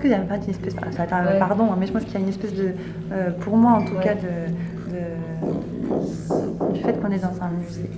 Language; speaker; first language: French; native; French